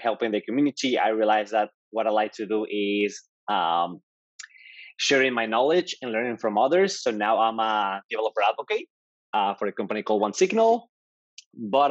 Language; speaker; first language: English; non-native, fluent; Spanish